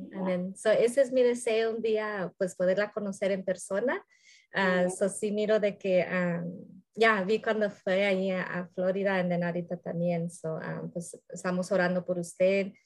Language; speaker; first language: Spanish; early bilingual, heritage; Spanish